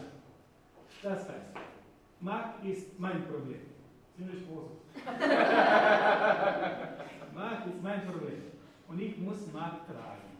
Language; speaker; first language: German; non-native, fluent; Croatian